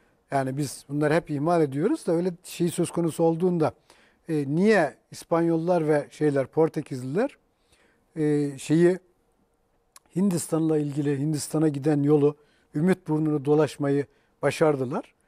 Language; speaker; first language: Turkish; native; Turkish